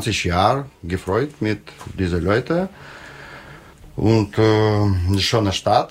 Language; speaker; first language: German; non-native, learner; Russian